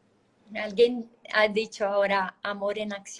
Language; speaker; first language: Spanish; non-native, learner; Portuguese